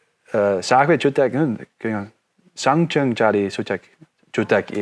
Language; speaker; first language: Korean; non-native, learner; Dutch